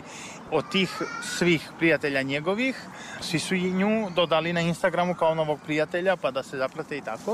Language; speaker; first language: Serbian; native; Serbian